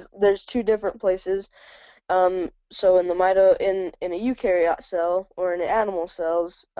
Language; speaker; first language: English; native; English